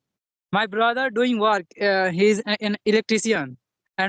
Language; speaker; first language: English; non-native, learner; Hindi